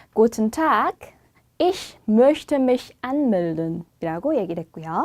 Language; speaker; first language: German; non-native, fluent; Korean